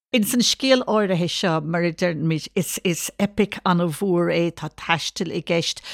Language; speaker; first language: Irish; native; Irish